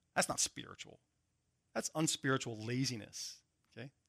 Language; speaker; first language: English; native; English